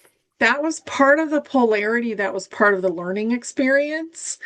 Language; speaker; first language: English; native; English